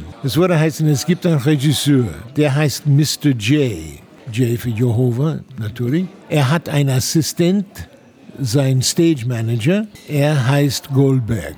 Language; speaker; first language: German; non-native, fluent; English